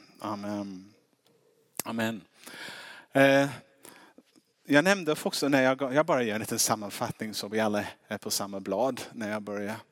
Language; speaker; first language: Swedish; non-native, fluent; English